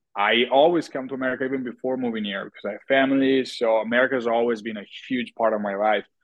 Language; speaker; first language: English; non-native, fluent; Italian